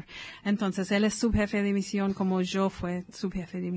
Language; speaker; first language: Spanish; non-native, fluent; English